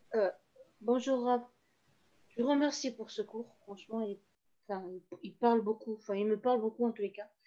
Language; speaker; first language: French; native; French